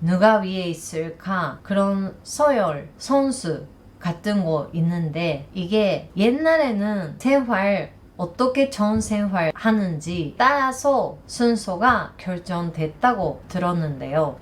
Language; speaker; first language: Korean; non-native, learner; Japanese